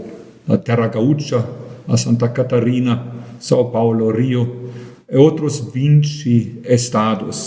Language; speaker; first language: Portuguese; non-native, fluent; German